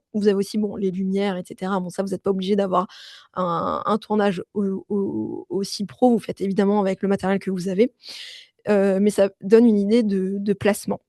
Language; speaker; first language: French; native; French